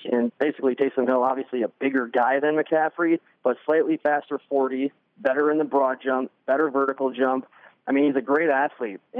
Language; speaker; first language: English; native; English